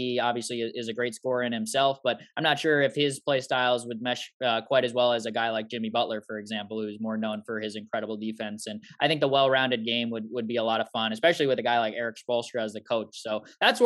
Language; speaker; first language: English; native; English